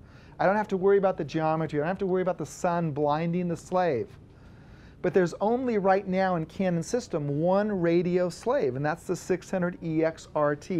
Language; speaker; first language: English; native; English